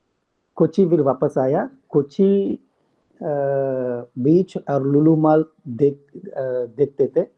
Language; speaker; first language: Hindi; non-native, local second language; Telugu